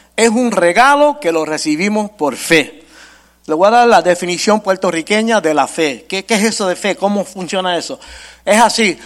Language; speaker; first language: Spanish; early bilingual, heritage; Spanish